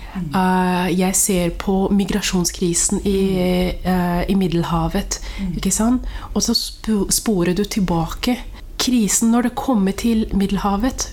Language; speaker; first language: Norwegian; early bilingual, other home language; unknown